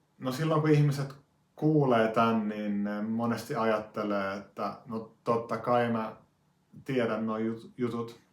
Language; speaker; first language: Finnish; native; Finnish